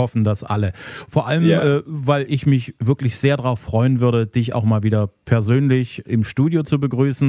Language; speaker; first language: German; native; German